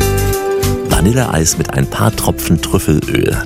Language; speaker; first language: German; native; German